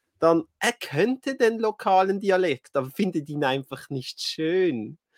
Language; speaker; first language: German; native; German